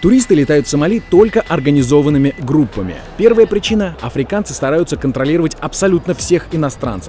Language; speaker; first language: Russian; native; Russian